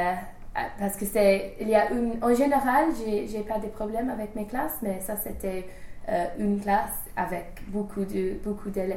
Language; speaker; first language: French; non-native, learner; English